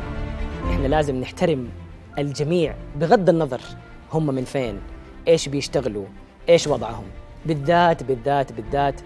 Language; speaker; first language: Arabic; native; Arabic